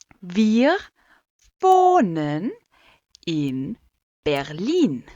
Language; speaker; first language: German; non-native, fluent; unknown